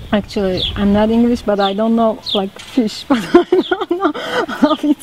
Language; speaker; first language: English; non-native, learner; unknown